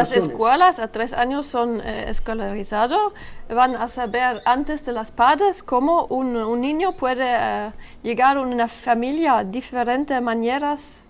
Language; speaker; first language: Spanish; non-native, learner; French